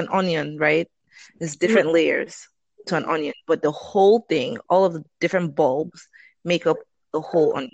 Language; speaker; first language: English; non-native, local second language; Yoruba